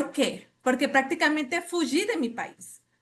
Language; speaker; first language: Portuguese; non-native, fluent; Spanish